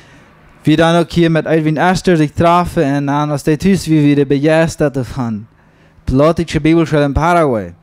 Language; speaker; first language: German; non-native, learner; Plautdietsch